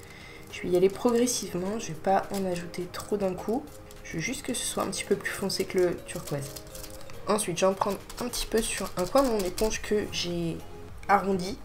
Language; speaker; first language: French; native; French